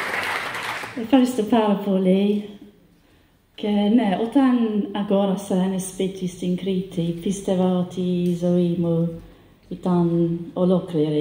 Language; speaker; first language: Greek; non-native, learner; English